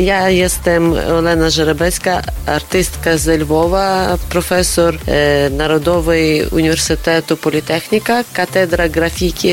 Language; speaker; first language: Polish; non-native, learner; Ukrainian